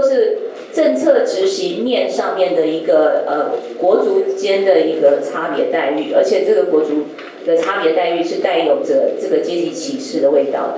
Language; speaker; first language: Chinese; native; Chinese